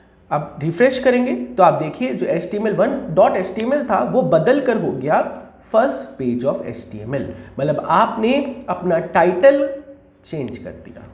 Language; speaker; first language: Hindi; native; Hindi